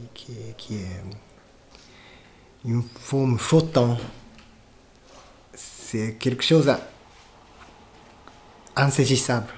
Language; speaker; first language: French; non-native, fluent; Japanese